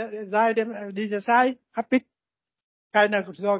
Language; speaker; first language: German; non-native, learner; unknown